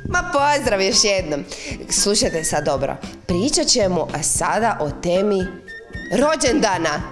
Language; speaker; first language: Croatian; native; Croatian